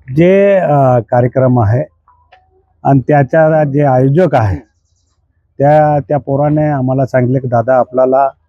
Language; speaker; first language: Marathi; non-native, local second language; Bhili